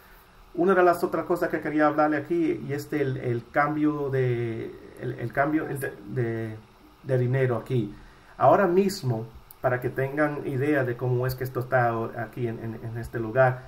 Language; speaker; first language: Spanish; early bilingual, heritage; Spanish